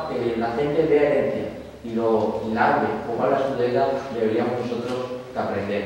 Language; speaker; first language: Spanish; native; Spanish